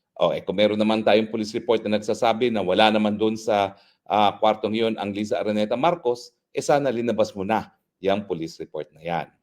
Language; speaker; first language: Filipino; native; Filipino